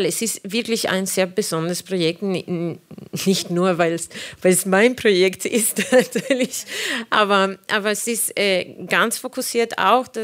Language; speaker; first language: German; non-native, fluent; Spanish